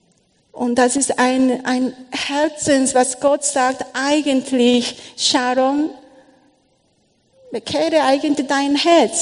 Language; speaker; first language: German; non-native, learner; Korean